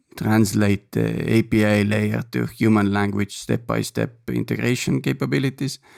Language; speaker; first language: English; non-native, fluent; Estonian